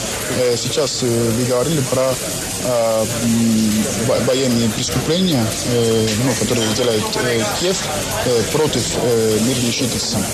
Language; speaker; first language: Russian; non-native, learner; Spanish